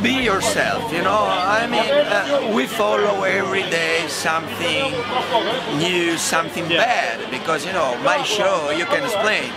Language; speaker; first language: English; non-native, learner; Italian